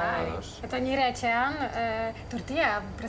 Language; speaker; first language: Basque; non-native, learner; Polish